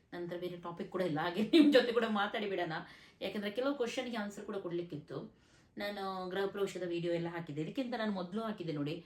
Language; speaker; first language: Kannada; non-native, local second language; Konkani